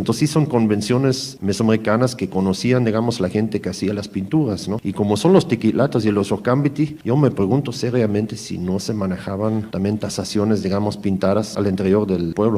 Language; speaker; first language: Spanish; native; Spanish